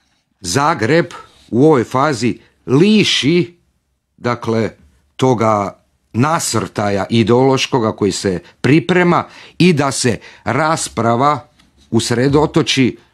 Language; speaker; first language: Croatian; native; Croatian